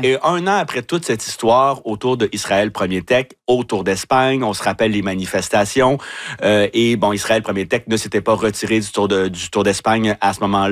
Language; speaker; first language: French; native; French